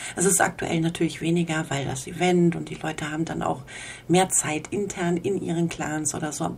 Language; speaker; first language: German; native; German